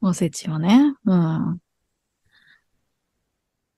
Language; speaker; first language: Japanese; non-native, fluent; German